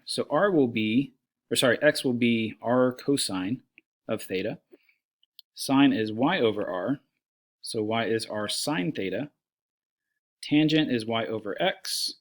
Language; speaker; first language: English; native; English